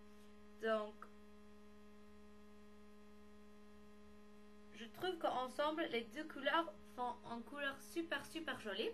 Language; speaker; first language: French; non-native, learner; English